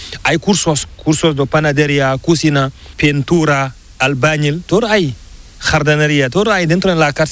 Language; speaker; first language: Spanish; non-native, learner; Fula